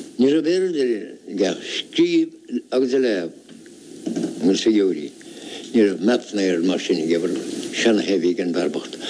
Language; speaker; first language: Irish; native; Irish